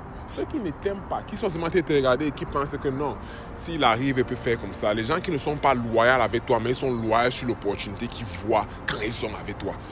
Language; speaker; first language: French; native; French